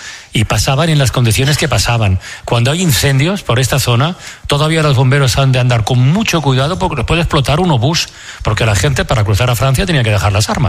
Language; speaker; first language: Spanish; native; Spanish